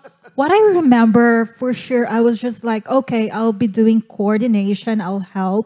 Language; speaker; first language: English; non-native, local second language; Cebuano